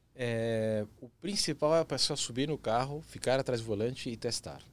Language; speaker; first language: Portuguese; early bilingual, other home language; Spanish